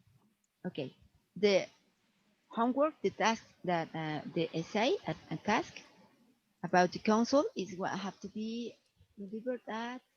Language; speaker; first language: English; non-native, fluent; Spanish